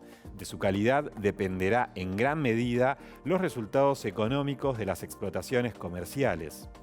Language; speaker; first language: Spanish; native; Spanish